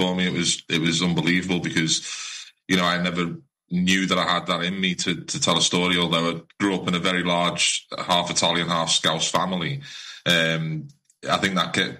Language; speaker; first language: English; native; English